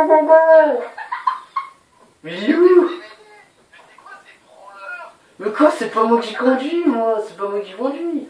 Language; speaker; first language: French; native; French